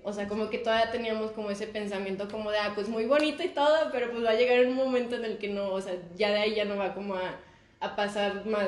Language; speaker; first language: Spanish; native; Spanish